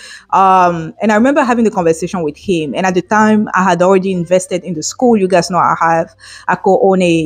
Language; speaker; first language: English; non-native, local second language; French